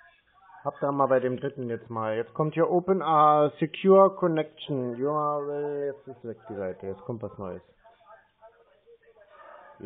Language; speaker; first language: German; native; German